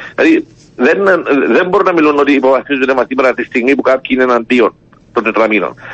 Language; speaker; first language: Greek; native; Greek